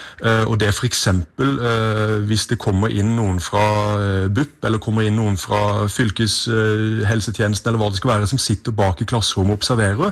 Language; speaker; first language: Norwegian; native; Norwegian